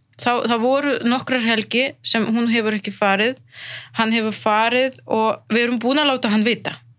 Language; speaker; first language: Icelandic; non-native, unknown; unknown